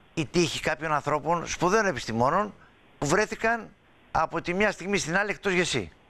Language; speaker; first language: Greek; native; Greek